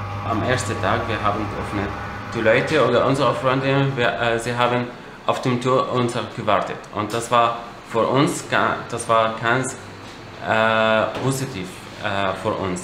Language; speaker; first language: German; non-native, learner; Arabic